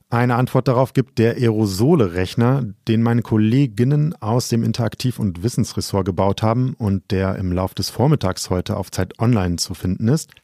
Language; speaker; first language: German; native; German